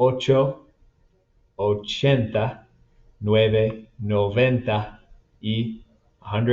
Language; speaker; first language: Spanish; non-native, fluent; English